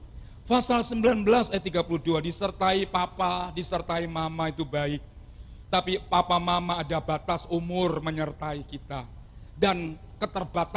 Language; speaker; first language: Indonesian; non-native, local second language; Javanese